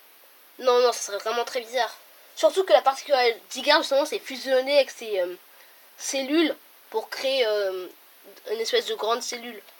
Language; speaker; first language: French; native; French